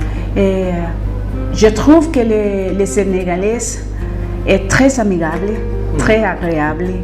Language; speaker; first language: French; non-native, fluent; Spanish